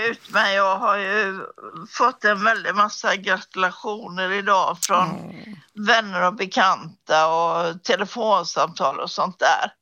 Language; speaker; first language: Swedish; native; Swedish